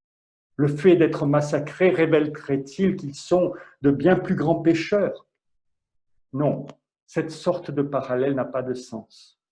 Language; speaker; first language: French; native; French